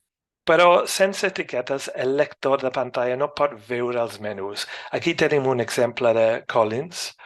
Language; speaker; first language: Catalan; non-native, fluent; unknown